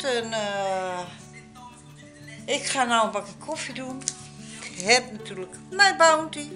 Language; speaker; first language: Dutch; native; Dutch